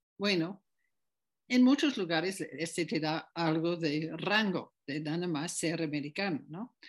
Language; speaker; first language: Spanish; non-native, fluent; English